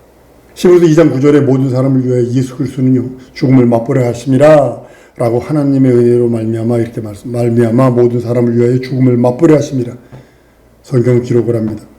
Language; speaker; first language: Korean; native; Korean